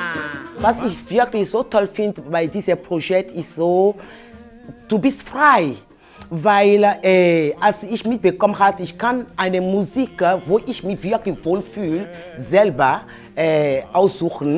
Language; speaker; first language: German; non-native, fluent; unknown